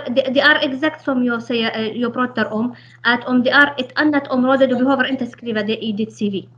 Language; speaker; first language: Swedish; non-native, fluent; Arabic